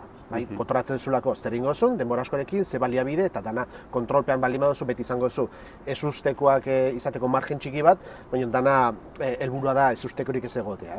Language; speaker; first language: Basque; native; Basque